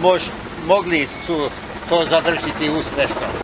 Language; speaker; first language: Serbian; non-native, learner; English